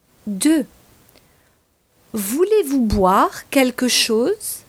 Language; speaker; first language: French; non-native, fluent; English